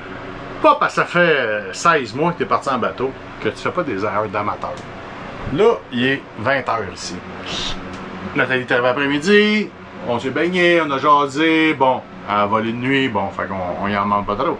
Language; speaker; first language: French; native; French